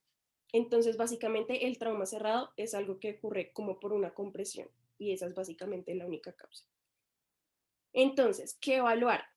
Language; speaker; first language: Spanish; native; Spanish